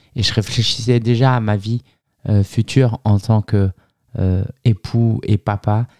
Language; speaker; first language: French; native; French